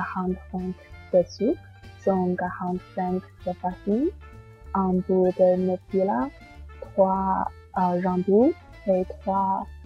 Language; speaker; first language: French; non-native, learner; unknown